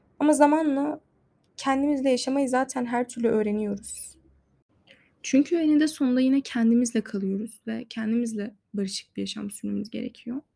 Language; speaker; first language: Turkish; native; Turkish